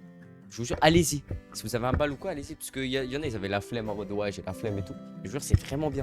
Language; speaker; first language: French; native; French